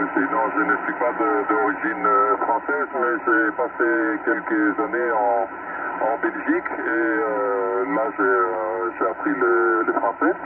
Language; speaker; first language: French; non-native, fluent; Greek